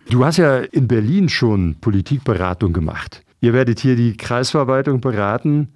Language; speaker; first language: German; native; German